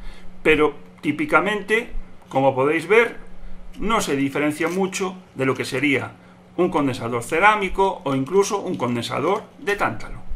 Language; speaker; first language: Spanish; native; Spanish